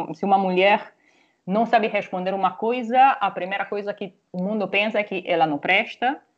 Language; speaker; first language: Portuguese; non-native, fluent; Italian